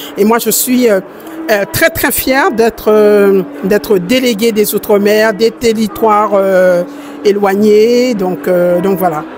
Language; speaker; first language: French; native; French